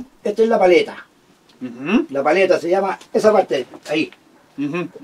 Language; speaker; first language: Spanish; native; Spanish